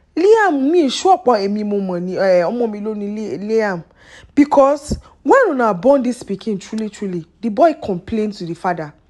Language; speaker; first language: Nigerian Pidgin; non-native, local second language; Yoruba